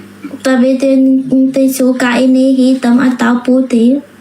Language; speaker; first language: Indonesian; non-native, learner; Vietnamese